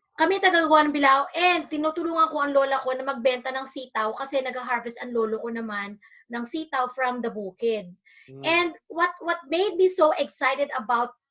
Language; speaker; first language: Filipino; native; Filipino